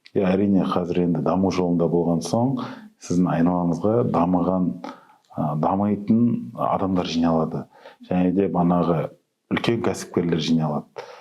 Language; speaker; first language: Kazakh; native; Kazakh